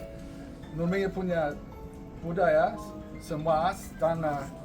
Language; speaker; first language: Indonesian; non-native, fluent; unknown